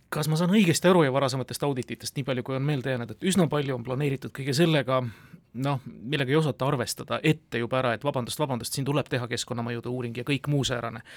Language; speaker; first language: Estonian; native; Estonian